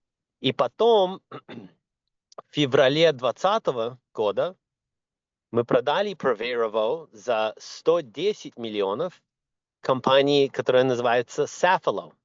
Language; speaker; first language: Russian; early bilingual, heritage; Russian